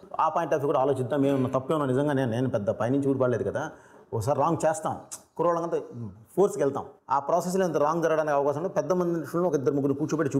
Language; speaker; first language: Telugu; native; Telugu